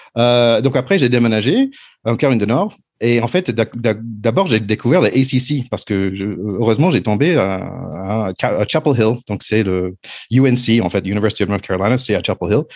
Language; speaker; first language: French; non-native, fluent; English